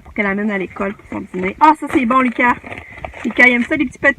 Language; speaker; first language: French; native; French